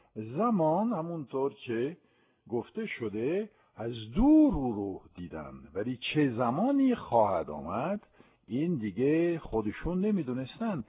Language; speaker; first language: Persian; non-native, fluent; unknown